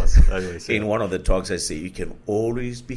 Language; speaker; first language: English; non-native, local second language; Southern Sotho